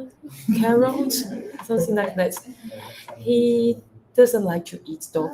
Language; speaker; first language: English; non-native, learner; Chinese